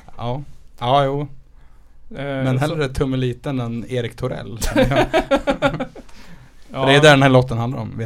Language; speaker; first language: Swedish; native; Swedish